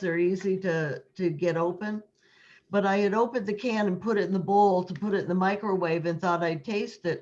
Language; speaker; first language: English; native; English